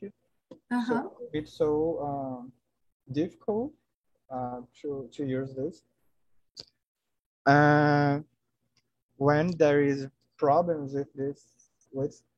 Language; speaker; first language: English; non-native, learner; Portuguese